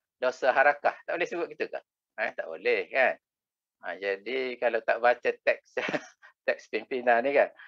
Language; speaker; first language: Malay; native; Malay